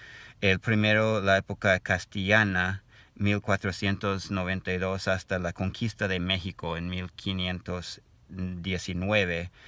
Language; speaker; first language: Spanish; non-native, learner; English